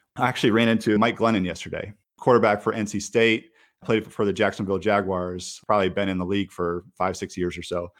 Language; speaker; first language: English; native; English